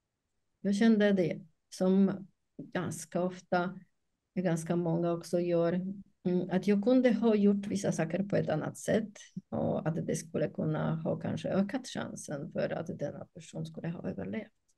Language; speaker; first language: Swedish; non-native, fluent; Polish